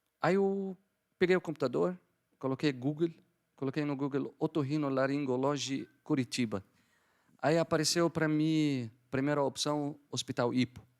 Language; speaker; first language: Portuguese; non-native, fluent; Arabic